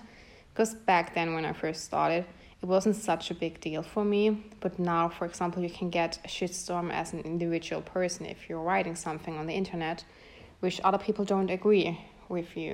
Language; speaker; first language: English; non-native, fluent; German